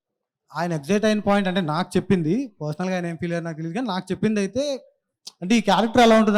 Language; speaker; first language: Telugu; native; Telugu